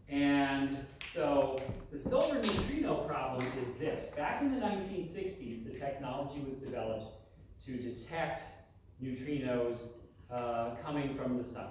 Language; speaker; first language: English; native; English